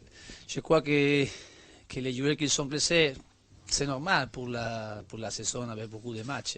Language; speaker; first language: French; non-native, learner; Spanish